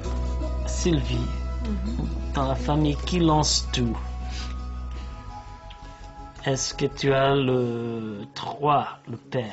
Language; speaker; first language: French; non-native, fluent; English